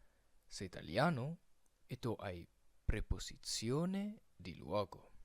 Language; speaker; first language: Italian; non-native, fluent; Filipino